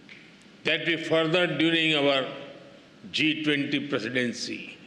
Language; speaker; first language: English; non-native, local second language; Hindi